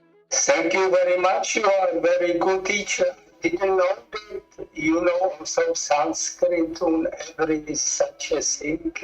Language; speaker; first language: English; non-native, learner; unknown